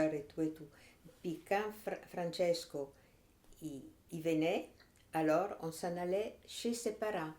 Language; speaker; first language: French; non-native, fluent; Italian